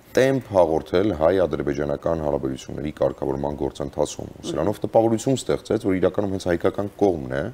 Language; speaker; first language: Armenian; native; Armenian